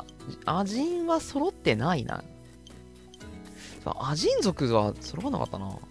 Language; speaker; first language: Japanese; native; Japanese